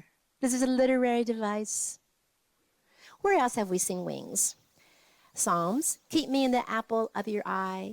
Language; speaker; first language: English; native; English